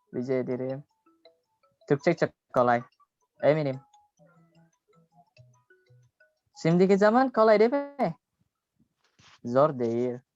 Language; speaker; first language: Turkish; non-native, learner; Indonesian